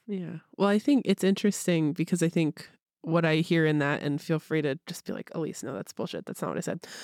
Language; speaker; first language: English; native; English